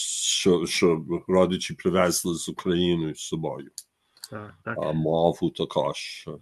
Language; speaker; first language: Ukrainian; early bilingual, heritage; Ukrainian